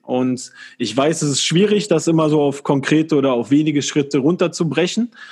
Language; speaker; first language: German; native; German